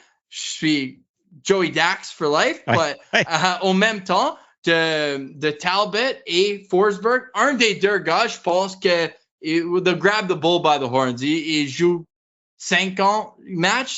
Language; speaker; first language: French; non-native, learner; English